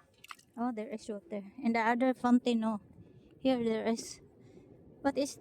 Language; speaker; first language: English; non-native, learner; Filipino